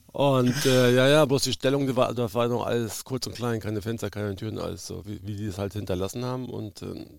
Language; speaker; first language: German; native; German